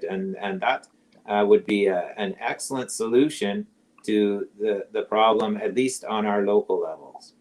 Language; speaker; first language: English; native; English